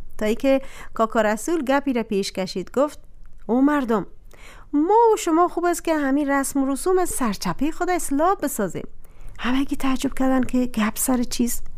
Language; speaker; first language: Persian; native; Persian